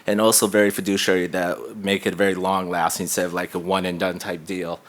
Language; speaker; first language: English; native; English